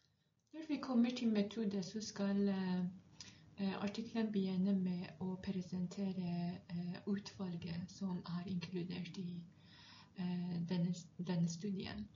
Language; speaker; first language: Norwegian; non-native, fluent; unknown